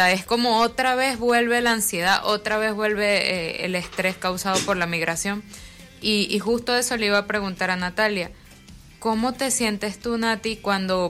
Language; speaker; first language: Spanish; native; Spanish